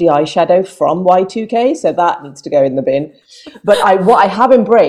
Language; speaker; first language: English; native; English